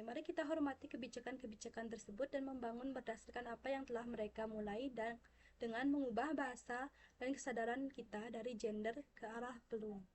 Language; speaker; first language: Indonesian; non-native, local second language; Balinese